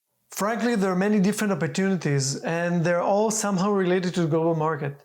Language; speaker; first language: English; non-native, fluent; Hebrew